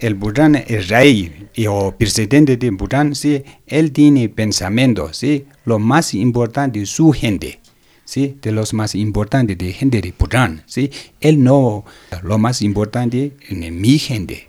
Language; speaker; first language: Spanish; non-native, learner; Tibetan